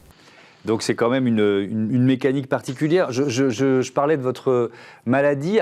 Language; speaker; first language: French; native; French